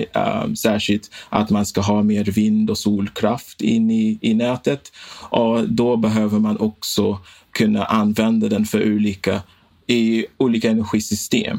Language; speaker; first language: Swedish; non-native, fluent; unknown